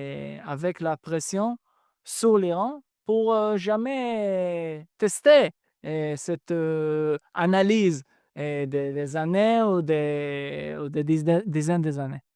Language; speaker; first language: French; non-native, fluent; Hebrew